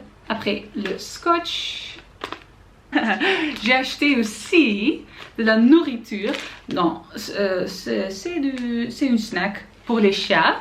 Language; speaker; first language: French; non-native, learner; Dutch